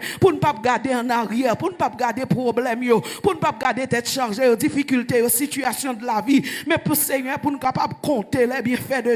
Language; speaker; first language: French; non-native, local second language; Haitian Creole